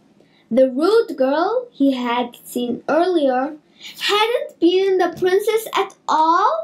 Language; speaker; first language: English; native; English